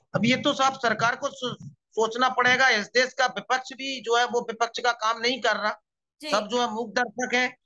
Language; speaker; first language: Hindi; native; Hindi